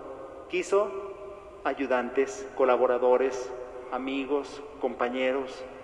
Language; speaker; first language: Spanish; native; Spanish